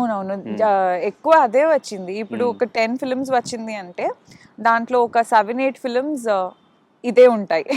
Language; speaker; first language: Telugu; non-native, learner; Kannada